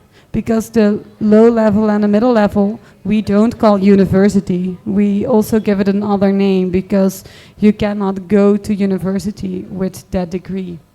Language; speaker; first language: English; non-native, fluent; Dutch